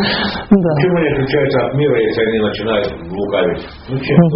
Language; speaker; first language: Russian; native; Russian